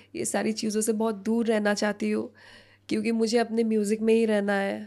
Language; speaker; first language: Hindi; non-native, local second language; Assamese